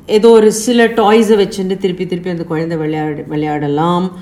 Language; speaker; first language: Tamil; native; Tamil